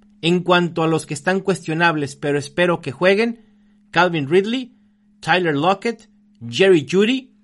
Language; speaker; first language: Spanish; native; Spanish